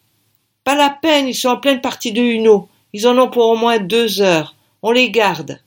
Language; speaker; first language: French; native; French